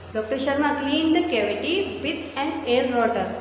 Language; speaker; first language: English; non-native, local second language; Gujarati